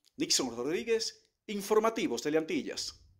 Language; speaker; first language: Spanish; native; Spanish